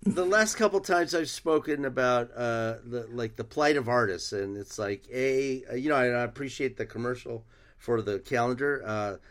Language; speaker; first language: English; early bilingual, other home language; Spanish